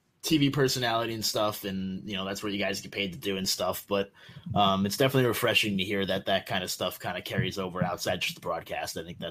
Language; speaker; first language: English; native; English